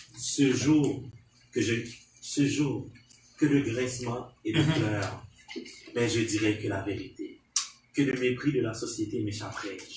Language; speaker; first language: French; non-native, local second language; Haitian Creole